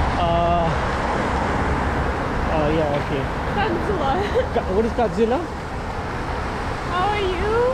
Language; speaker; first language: English; non-native, local second language; Hindi